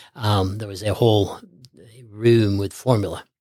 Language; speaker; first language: English; early bilingual, other home language; Norwegian